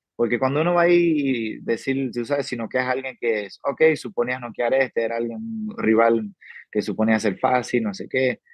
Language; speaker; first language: Spanish; early bilingual, heritage; Spanish